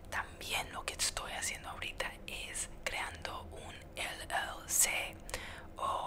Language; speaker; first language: Spanish; early bilingual, heritage; Spanish